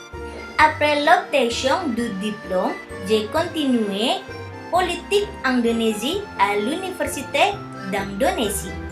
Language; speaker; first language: French; non-native, learner; Indonesian